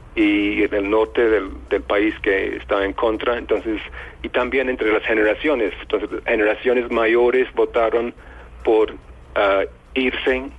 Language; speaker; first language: Spanish; non-native, fluent; English